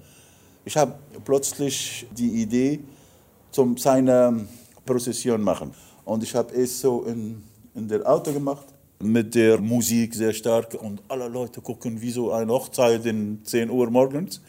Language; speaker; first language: German; non-native, learner; Arabic